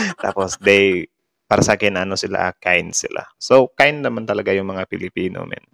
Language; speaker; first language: Filipino; native; Filipino